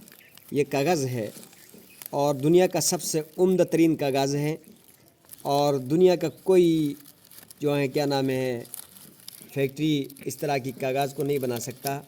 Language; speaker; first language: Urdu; non-native, local second language; Shina